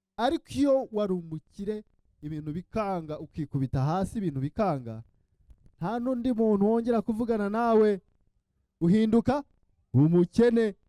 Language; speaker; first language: Kinyarwanda; early bilingual, heritage; Kinyarwanda